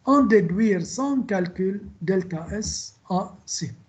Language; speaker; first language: French; non-native, local second language; Arabic